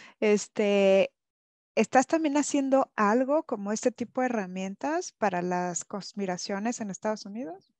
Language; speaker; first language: Spanish; native; Spanish